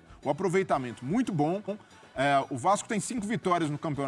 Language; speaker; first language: Portuguese; native; Portuguese